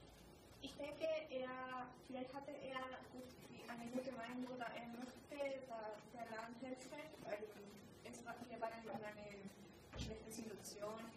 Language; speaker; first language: German; non-native, learner; Spanish